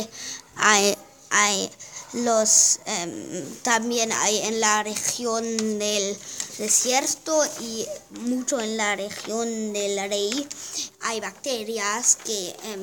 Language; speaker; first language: Spanish; non-native, learner; German